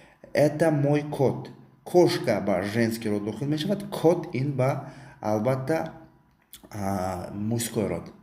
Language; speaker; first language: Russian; non-native, fluent; Tajik